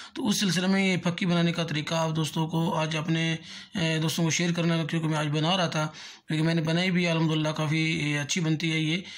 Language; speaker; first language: Urdu; non-native, local second language; Punjabi